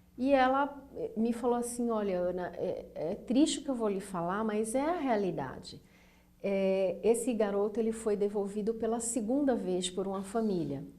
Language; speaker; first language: Portuguese; native; Portuguese